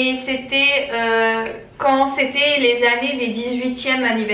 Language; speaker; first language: French; native; French